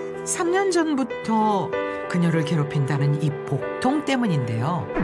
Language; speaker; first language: Korean; native; Korean